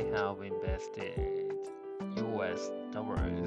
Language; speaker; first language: English; non-native, learner; Japanese